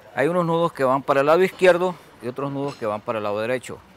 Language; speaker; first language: Spanish; native; Spanish